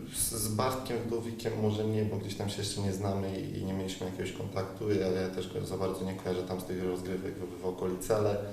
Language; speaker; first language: Polish; native; Polish